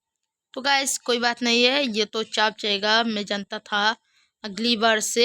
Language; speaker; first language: Hindi; non-native, learner; Bangla